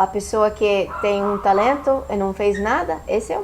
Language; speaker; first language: Portuguese; non-native, fluent; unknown